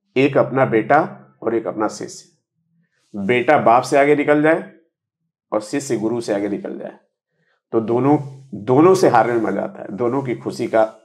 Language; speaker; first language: Hindi; native; Hindi